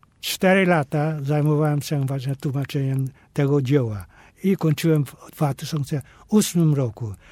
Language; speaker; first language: Polish; non-native, fluent; Vietnamese